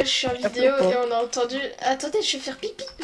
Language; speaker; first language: French; native; French